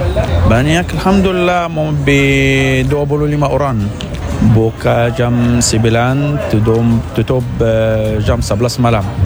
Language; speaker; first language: Indonesian; non-native, learner; Arabic